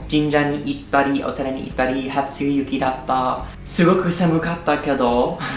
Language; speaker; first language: Japanese; non-native, learner; English